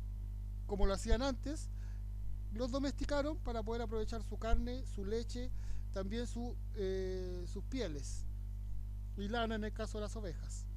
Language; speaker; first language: Spanish; native; Spanish